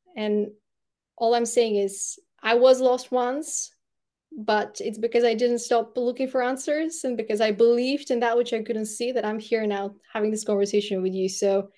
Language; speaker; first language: English; non-native, fluent; Bulgarian